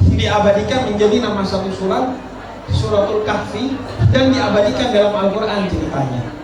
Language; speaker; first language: Indonesian; non-native, local second language; Madurese